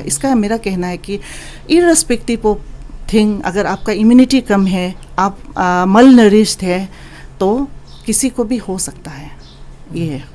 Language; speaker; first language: Hindi; non-native, local second language; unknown